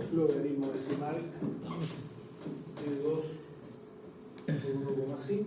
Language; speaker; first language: Spanish; native; Spanish